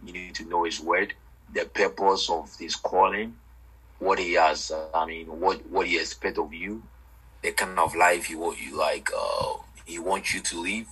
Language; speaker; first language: English; non-native, local second language; Akan